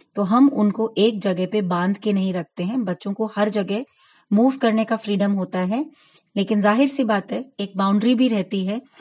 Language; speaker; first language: Hindi; non-native, local second language; Gujarati